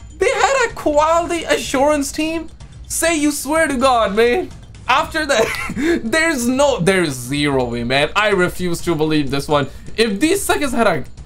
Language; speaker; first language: English; native; English